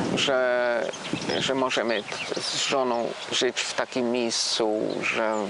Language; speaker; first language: Polish; non-native, learner; Swiss German